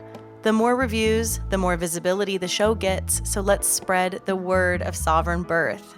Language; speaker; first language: English; native; English